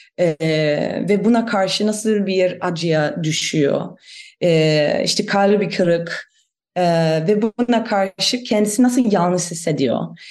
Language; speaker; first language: Turkish; non-native, fluent; German